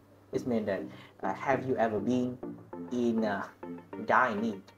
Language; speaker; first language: English; non-native, learner; Vietnamese